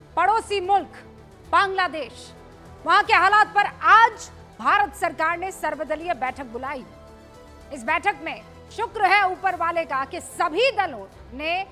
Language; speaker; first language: Hindi; native; Hindi